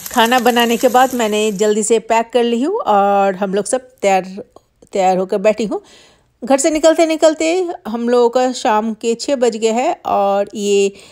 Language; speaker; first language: Hindi; non-native, local second language; Bangla